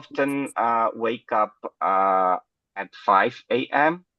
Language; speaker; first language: English; non-native, fluent; Indonesian